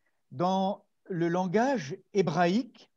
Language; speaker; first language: French; native; French